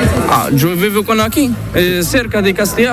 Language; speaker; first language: Spanish; non-native, learner; Arabic